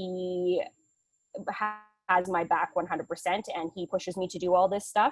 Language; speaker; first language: English; native; English